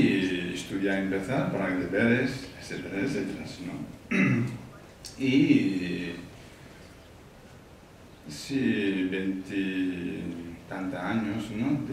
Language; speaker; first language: Spanish; non-native, learner; Tibetan